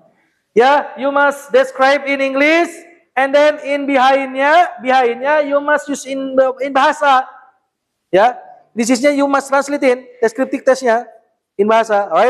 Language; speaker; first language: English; non-native, learner; Indonesian